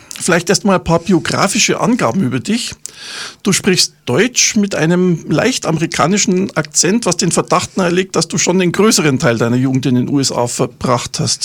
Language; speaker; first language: German; native; German